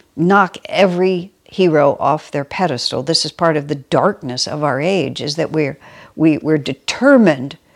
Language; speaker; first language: English; native; English